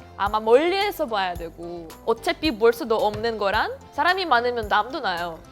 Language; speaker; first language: Korean; non-native, fluent; Ukrainian